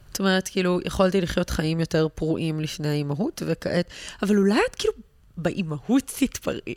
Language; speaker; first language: Hebrew; native; Hebrew